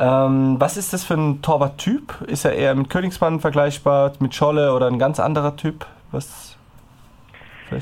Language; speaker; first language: German; native; German